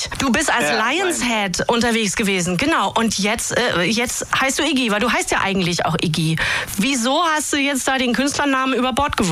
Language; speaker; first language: German; native; German